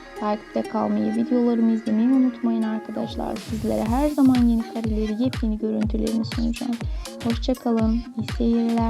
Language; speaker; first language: Turkish; native; Turkish